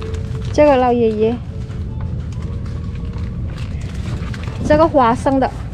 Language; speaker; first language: Chinese; non-native, fluent; Javanese